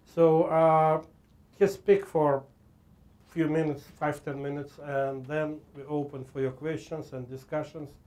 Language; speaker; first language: English; non-native, fluent; Russian